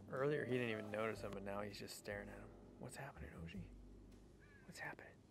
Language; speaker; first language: English; native; English